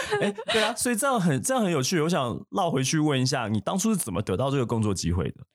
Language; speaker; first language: Chinese; native; Chinese